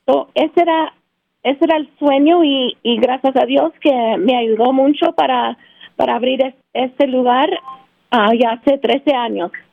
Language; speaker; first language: Spanish; early bilingual, heritage; Spanish